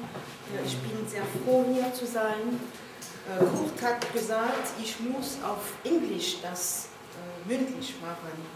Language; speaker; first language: German; non-native, learner; French